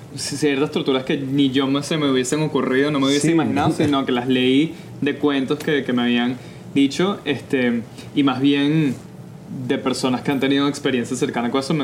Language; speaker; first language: Spanish; native; Spanish